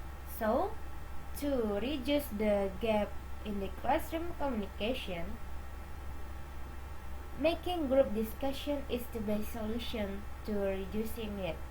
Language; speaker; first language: English; non-native, learner; Indonesian